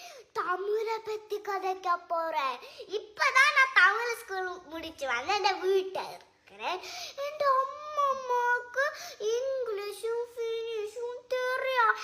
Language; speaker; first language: Tamil; early bilingual, heritage; Tamil